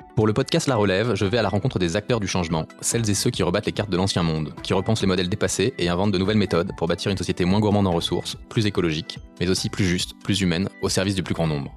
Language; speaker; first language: French; native; French